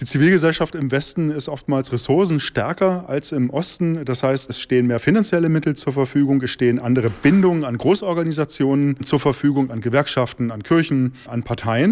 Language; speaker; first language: German; native; German